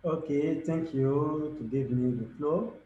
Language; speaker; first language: English; non-native, learner; French